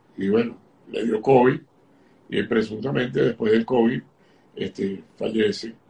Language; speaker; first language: Spanish; native; Spanish